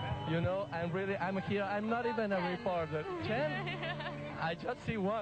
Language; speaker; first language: English; non-native, learner; Spanish